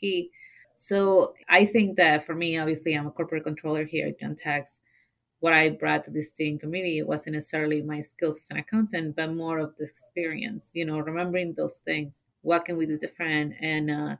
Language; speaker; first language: English; non-native, fluent; Spanish